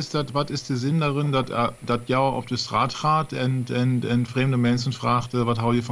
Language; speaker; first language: Dutch; non-native, learner; German